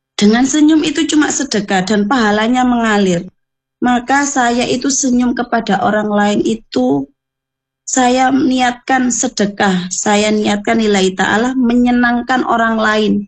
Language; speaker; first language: Indonesian; non-native, local second language; Javanese